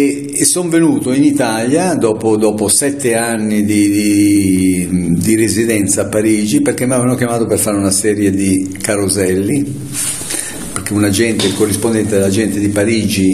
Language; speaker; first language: Italian; native; Italian